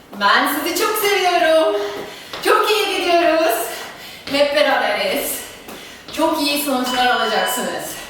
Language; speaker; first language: Turkish; non-native, fluent; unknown